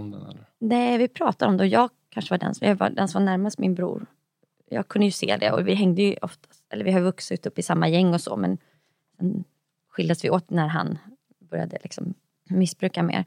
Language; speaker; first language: Swedish; native; Swedish